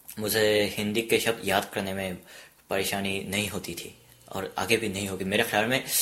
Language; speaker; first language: Hindi; non-native, fluent; Korean